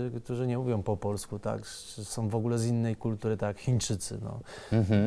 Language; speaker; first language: Polish; native; Polish